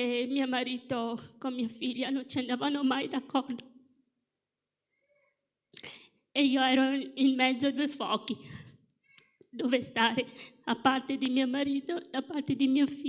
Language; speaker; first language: Italian; non-native, fluent; Morisyen